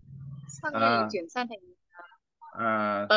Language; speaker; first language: Vietnamese; native; Vietnamese